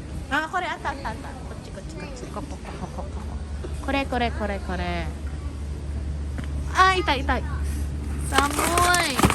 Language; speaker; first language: Japanese; non-native, learner; Filipino